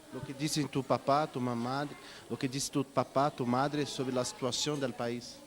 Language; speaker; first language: Spanish; non-native, learner; Portuguese